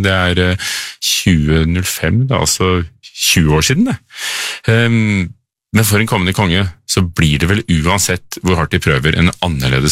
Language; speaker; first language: Norwegian; native; Norwegian